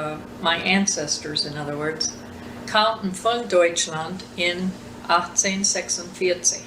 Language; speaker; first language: German; early bilingual, heritage; German